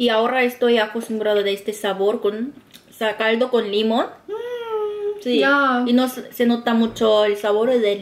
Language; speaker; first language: Spanish; non-native, learner; Korean